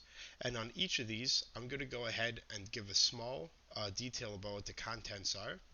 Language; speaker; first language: English; native; English